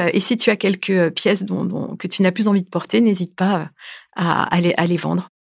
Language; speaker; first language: French; native; French